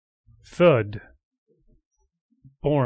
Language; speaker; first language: Swedish; non-native, learner; English